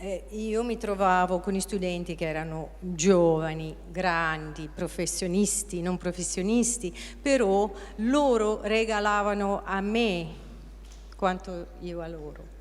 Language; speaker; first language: Italian; non-native, fluent; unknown